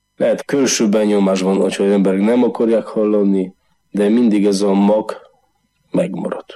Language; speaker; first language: Hungarian; non-native, learner; Polish